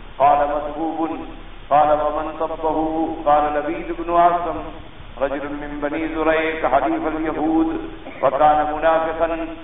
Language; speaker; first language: Urdu; native; Urdu